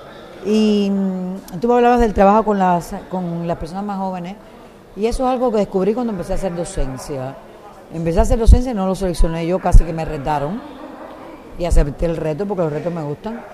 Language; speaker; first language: Spanish; native; Spanish